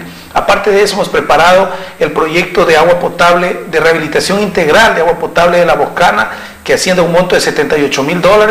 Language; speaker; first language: Spanish; native; Spanish